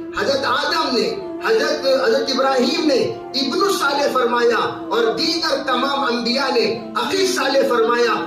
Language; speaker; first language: Urdu; native; Urdu